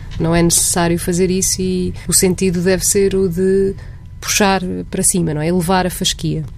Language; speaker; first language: Portuguese; native; Portuguese